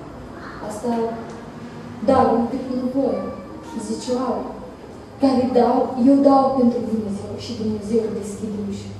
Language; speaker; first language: Romanian; non-native, learner; Russian